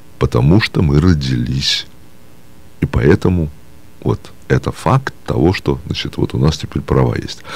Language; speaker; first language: Russian; native; Russian